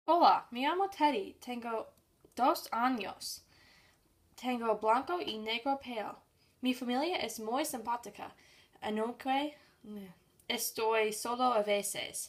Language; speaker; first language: Spanish; non-native, learner; English